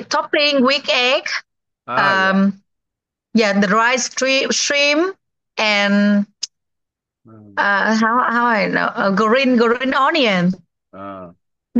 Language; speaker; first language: English; non-native, learner; Vietnamese